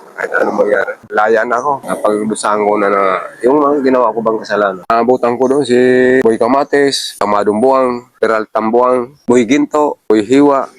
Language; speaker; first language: Filipino; non-native, local second language; Bikol